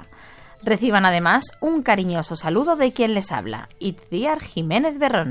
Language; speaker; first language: Spanish; native; Spanish